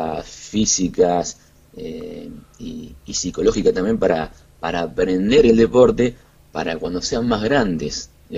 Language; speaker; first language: Spanish; native; Spanish